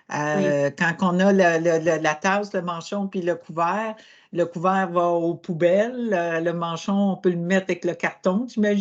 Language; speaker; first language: French; native; French